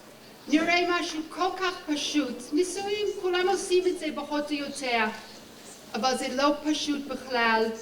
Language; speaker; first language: Hebrew; non-native, fluent; English